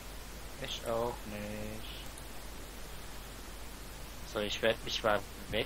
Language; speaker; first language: German; native; German